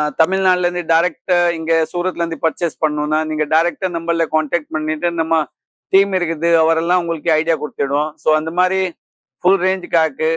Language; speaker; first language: Tamil; non-native, fluent; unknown